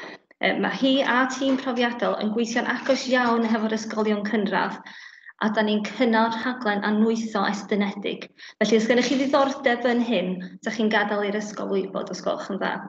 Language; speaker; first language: Welsh; native; Welsh